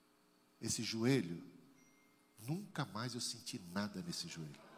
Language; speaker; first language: Portuguese; native; Portuguese